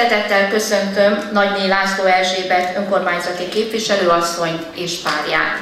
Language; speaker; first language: Hungarian; native; Hungarian